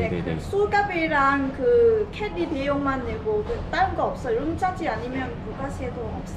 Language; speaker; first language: Korean; non-native, local second language; Vietnamese